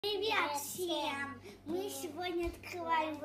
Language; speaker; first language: Russian; early bilingual, heritage; Russian